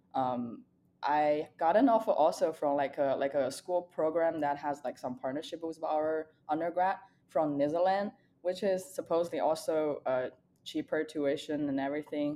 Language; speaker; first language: English; non-native, fluent; Chinese